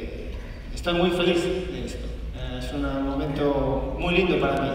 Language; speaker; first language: Spanish; non-native, learner; Italian